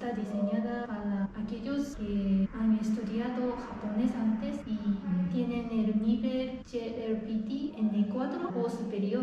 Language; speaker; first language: Spanish; non-native, fluent; Japanese